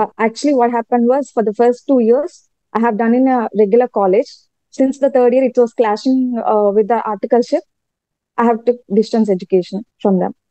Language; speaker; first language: English; non-native, local second language; Telugu